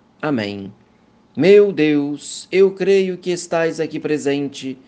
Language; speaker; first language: Portuguese; native; Portuguese